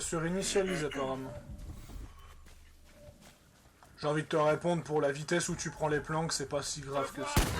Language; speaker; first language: French; native; French